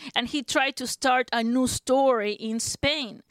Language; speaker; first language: English; non-native, fluent; Spanish